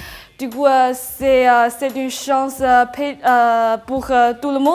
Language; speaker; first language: French; non-native, fluent; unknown